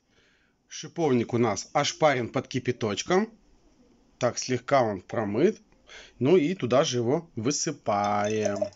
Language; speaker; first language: Russian; native; Russian